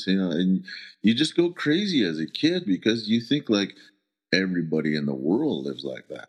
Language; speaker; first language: English; early bilingual, other home language; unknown